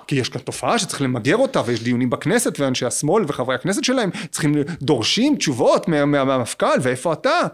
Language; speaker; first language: Hebrew; native; Hebrew